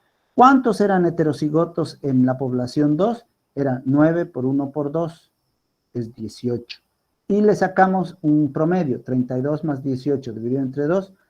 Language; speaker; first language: Spanish; native; Spanish